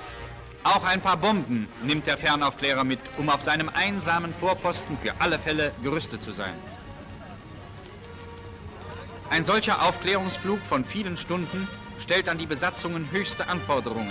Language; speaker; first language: German; native; German